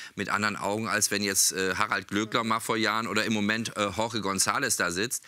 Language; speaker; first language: German; native; German